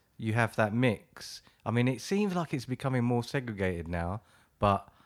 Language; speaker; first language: English; native; English